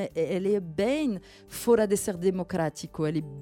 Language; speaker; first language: Portuguese; non-native, fluent; French